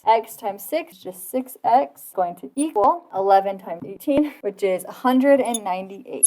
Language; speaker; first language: English; native; English